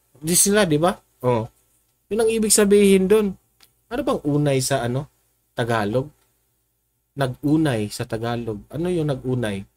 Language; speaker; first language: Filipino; non-native, local second language; Cebuano